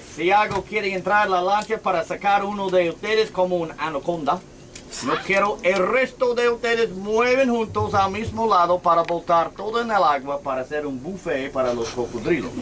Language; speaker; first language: Spanish; non-native, learner; English